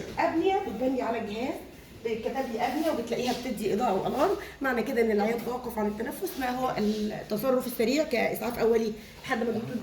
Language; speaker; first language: Arabic; native; Arabic